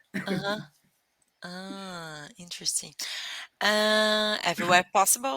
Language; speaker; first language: English; non-native, learner; Portuguese